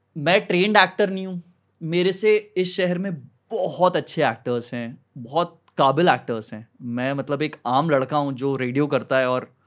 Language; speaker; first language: Hindi; native; Hindi